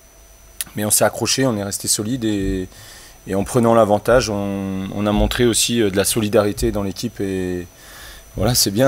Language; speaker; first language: French; native; French